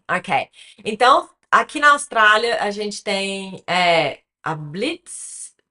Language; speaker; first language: Portuguese; early bilingual, other home language; English